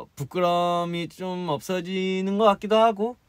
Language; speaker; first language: Korean; early bilingual, heritage; Korean